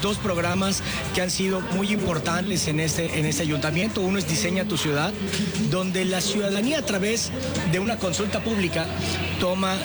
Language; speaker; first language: Spanish; native; Spanish